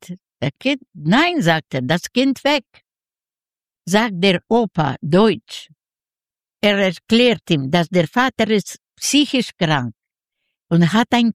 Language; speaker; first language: German; non-native, learner; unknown